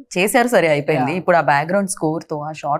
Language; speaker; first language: Telugu; native; Telugu